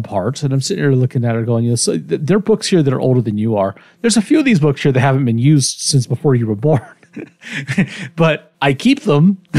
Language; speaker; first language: English; native; English